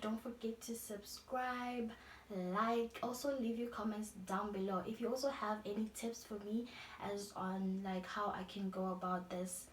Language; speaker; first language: English; non-native, local second language; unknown